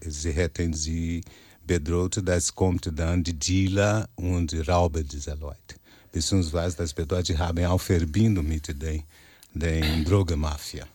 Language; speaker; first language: German; non-native, fluent; Portuguese